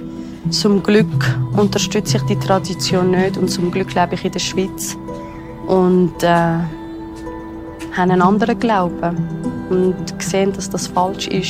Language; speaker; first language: German; non-native, fluent; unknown